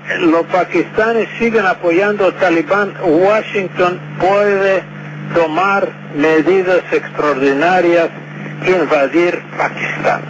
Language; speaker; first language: Spanish; non-native, fluent; English